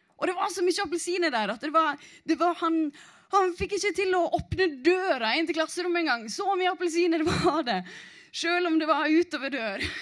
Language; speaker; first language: Norwegian; native; Norwegian